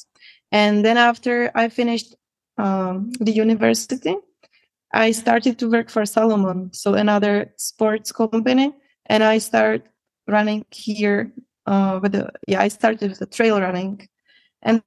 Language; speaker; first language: English; non-native, fluent; Czech